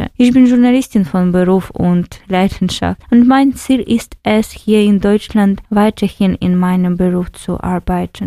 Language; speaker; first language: German; non-native, fluent; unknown